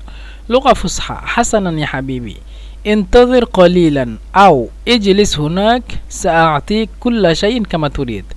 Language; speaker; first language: Arabic; non-native, fluent; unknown